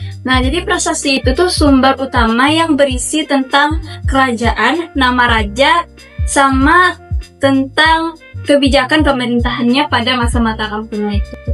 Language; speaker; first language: Indonesian; native; Indonesian